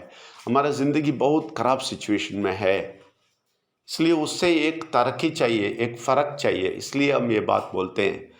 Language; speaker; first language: Hindi; non-native, local second language; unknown